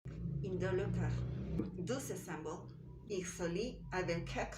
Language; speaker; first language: French; non-native, learner; Spanish